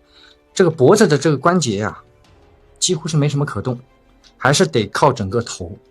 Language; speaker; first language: Chinese; native; Chinese